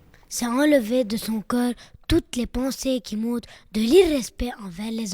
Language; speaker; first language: French; non-native, local second language; Arabic